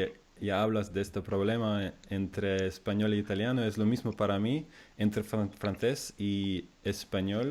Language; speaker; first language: Spanish; non-native, fluent; German